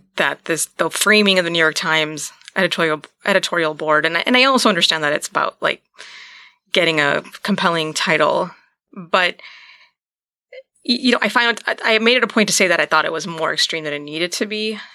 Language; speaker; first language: English; native; English